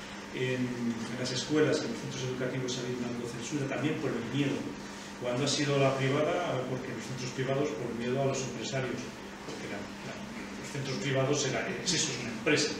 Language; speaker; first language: Spanish; native; Spanish